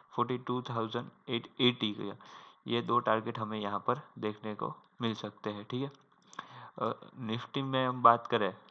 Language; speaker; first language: Hindi; non-native, local second language; Gujarati